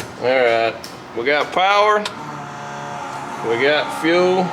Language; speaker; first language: English; native; English